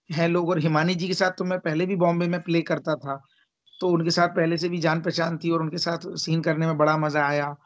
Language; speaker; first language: Hindi; native; Hindi